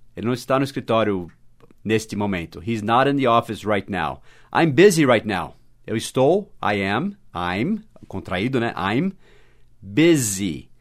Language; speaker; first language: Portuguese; non-native, fluent; English